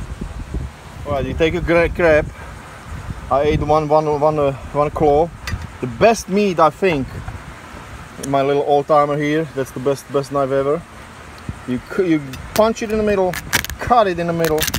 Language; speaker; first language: English; non-native, fluent; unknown